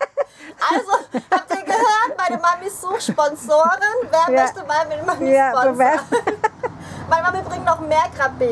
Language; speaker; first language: German; early bilingual, other home language; Thai